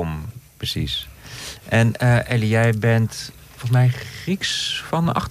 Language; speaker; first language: Dutch; native; Dutch